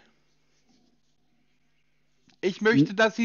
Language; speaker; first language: German; native; German